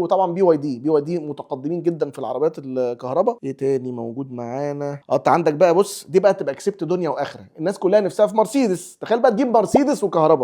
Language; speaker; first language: Arabic; native; Arabic